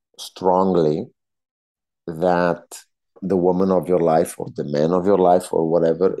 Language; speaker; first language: English; non-native, fluent; Italian